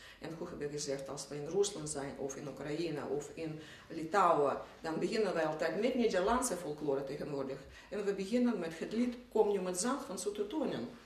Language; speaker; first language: Dutch; non-native, fluent; Russian